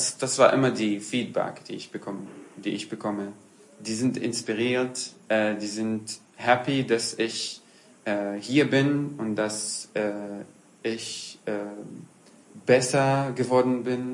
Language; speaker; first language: German; non-native, learner; Arabic